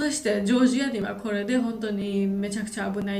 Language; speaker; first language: Japanese; non-native, learner; Georgian